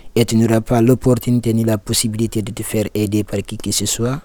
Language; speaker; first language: French; non-native, local second language; Fula